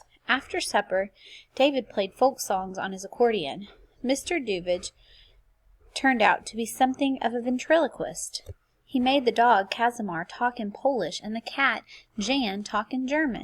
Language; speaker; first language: English; native; English